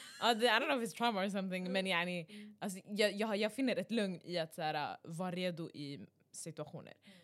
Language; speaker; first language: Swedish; early bilingual, other home language; Arabic